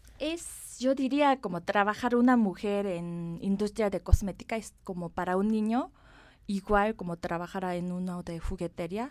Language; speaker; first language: Spanish; non-native, fluent; Korean